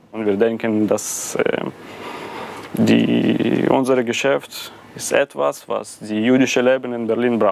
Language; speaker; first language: German; non-native, learner; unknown